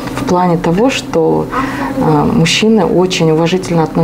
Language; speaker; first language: Russian; non-native, local second language; Kazakh